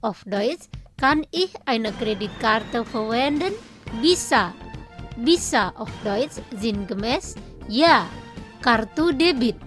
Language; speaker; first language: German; non-native, fluent; Indonesian